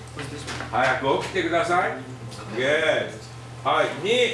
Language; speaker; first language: English; non-native, fluent; Japanese